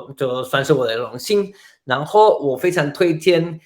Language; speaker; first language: Chinese; non-native, fluent; Spanish